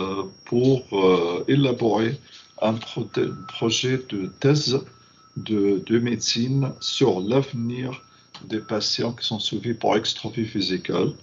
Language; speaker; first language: French; non-native, fluent; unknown